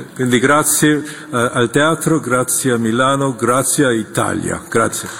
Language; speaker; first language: Italian; non-native, fluent; Korean